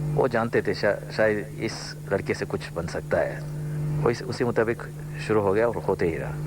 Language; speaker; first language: Hindi; non-native, local second language; Kannada